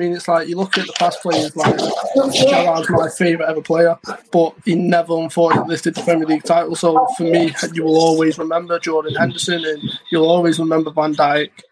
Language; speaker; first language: English; native; English